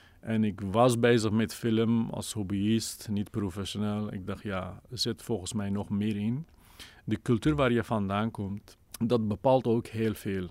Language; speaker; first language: Dutch; non-native, fluent; Kurdish